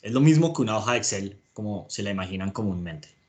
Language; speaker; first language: Spanish; native; Spanish